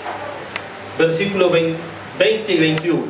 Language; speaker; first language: Spanish; native; Spanish